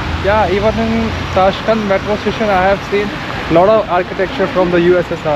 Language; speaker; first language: English; non-native, fluent; Hindi